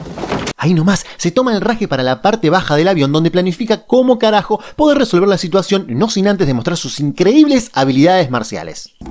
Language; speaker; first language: Spanish; native; Spanish